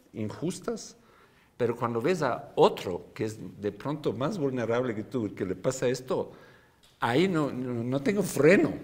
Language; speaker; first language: Spanish; non-native, fluent; German